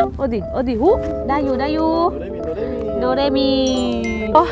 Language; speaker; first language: Korean; non-native, learner; Thai